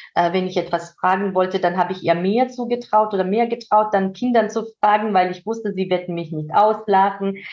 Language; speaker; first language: German; non-native, fluent; Georgian